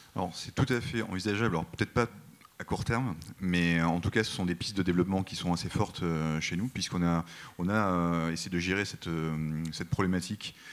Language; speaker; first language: French; native; French